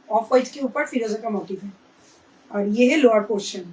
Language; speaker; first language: Hindi; non-native, local second language; Bangla